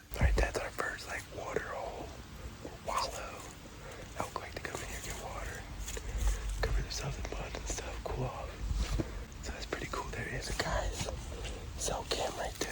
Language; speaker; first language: English; native; English